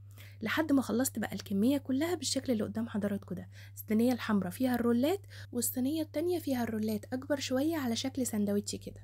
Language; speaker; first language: Arabic; native; Arabic